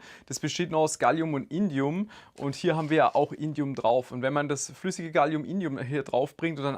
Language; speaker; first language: German; native; German